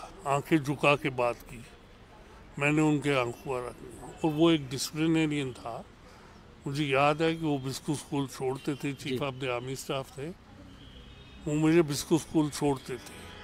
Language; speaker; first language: Hindi; non-native, local second language; Kashmiri